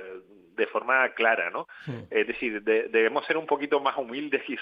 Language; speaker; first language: Spanish; native; Spanish